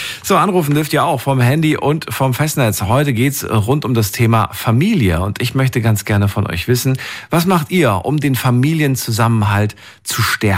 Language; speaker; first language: German; native; German